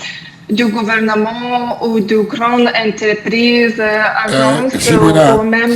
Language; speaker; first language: French; non-native, fluent; Lithuanian